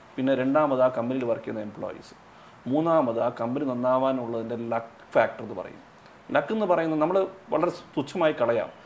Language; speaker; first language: Malayalam; non-native, local second language; Tamil